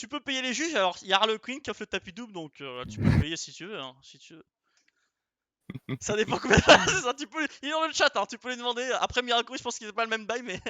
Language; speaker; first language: French; native; French